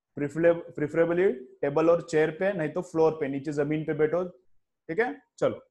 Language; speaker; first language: Hindi; non-native, local second language; Marathi